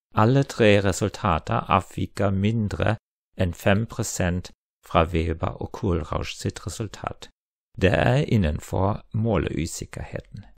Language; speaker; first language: Norwegian; non-native, fluent; German